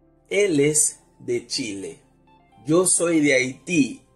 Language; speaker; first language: Spanish; non-native, fluent; Haitian Creole